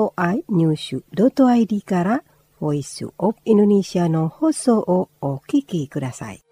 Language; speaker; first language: Japanese; non-native, fluent; Indonesian